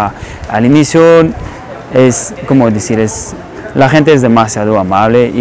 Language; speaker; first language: Spanish; non-native, fluent; French